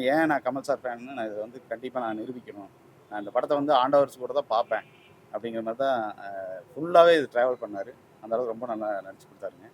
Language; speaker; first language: Tamil; native; Tamil